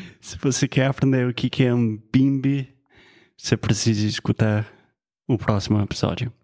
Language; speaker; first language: Portuguese; non-native, fluent; English